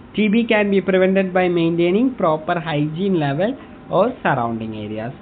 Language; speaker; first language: English; non-native, local second language; Malayalam